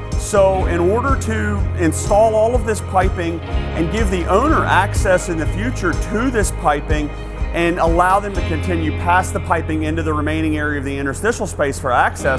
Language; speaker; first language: English; native; English